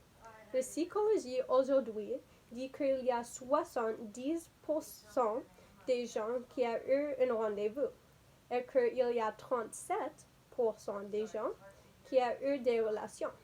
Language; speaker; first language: French; non-native, learner; English